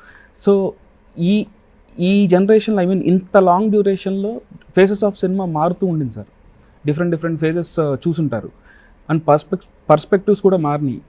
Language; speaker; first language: Telugu; native; Telugu